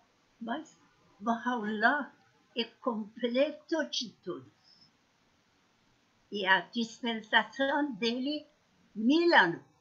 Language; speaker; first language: Portuguese; non-native, learner; Persian